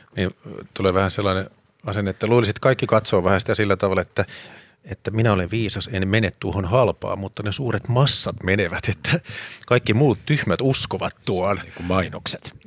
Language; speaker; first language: Finnish; native; Finnish